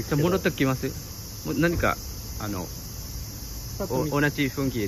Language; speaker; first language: Japanese; non-native, learner; Lao